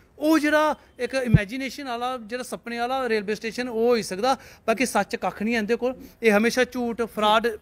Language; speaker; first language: Punjabi; non-native, local second language; Dogri